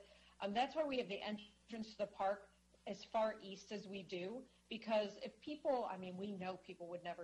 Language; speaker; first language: English; native; English